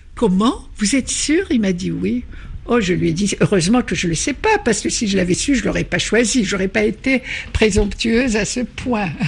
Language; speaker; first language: French; non-native, local second language; Arabic